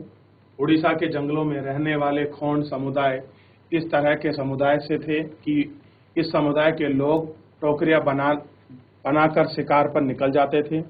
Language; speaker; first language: Hindi; native; Hindi